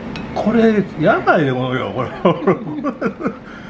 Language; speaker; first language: Japanese; native; Japanese